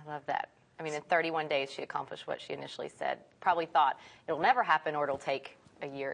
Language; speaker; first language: English; native; English